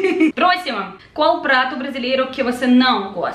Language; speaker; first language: Portuguese; non-native, learner; Russian